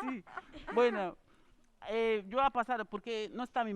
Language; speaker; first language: Spanish; non-native, learner; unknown